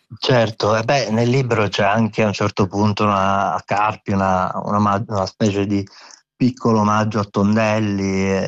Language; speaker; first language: Italian; non-native, local second language; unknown